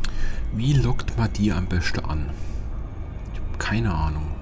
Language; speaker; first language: German; native; German